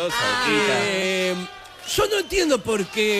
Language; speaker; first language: Spanish; native; Spanish